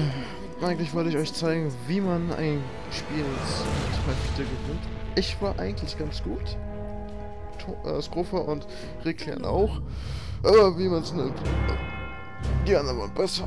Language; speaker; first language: German; native; German